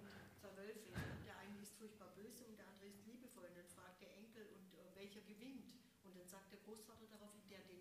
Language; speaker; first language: German; non-native, learner; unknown